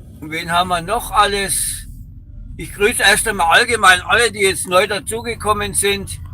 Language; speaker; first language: German; native; German